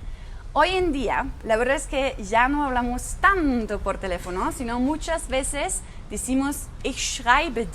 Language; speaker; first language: Spanish; non-native, fluent; German